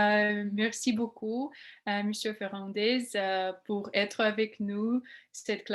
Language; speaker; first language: French; non-native, fluent; English